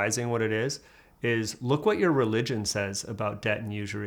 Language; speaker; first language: English; native; English